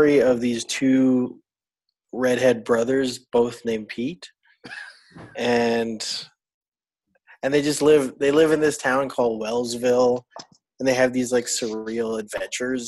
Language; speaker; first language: English; non-native, local second language; Filipino